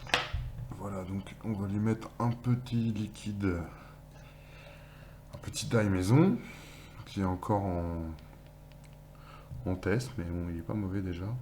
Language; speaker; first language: French; native; French